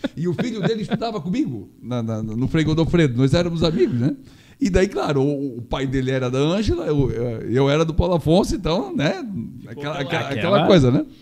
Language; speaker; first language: Portuguese; native; Portuguese